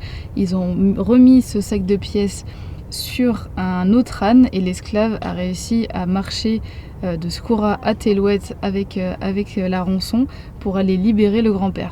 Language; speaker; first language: French; native; French